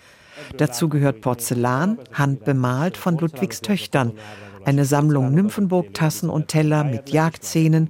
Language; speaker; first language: German; native; German